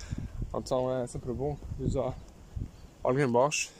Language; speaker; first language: Portuguese; early bilingual, heritage; Portuguese